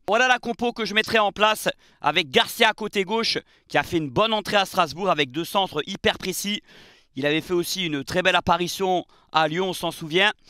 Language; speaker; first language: French; native; French